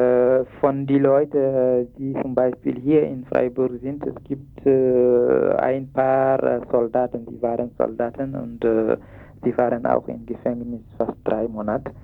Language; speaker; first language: German; non-native, fluent; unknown